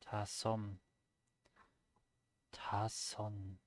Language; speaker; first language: Korean; non-native, learner; German